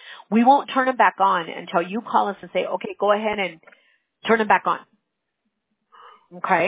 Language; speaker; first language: English; early bilingual, other home language; Spanish